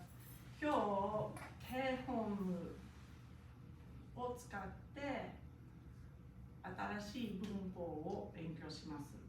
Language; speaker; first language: Japanese; non-native, fluent; English